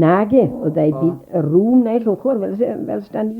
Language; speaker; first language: Welsh; native; Welsh